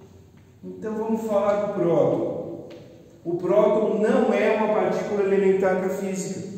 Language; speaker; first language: Portuguese; native; Portuguese